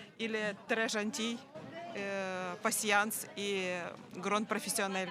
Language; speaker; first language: French; non-native, learner; Ukrainian